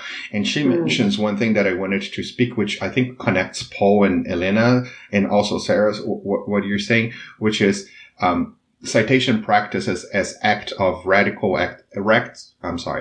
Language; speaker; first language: English; non-native, fluent; Portuguese